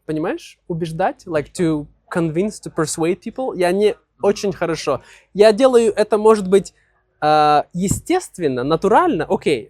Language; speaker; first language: Russian; native; Russian